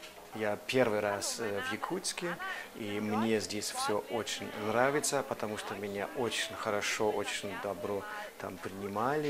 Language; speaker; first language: Russian; non-native, fluent; German